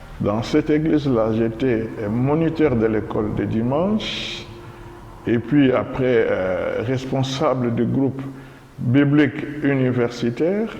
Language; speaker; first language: French; non-native, local second language; Lingala